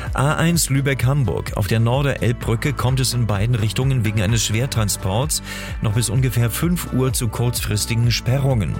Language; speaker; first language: German; native; German